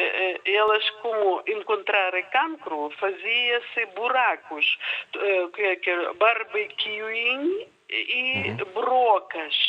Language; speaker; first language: Portuguese; non-native, learner; Ukrainian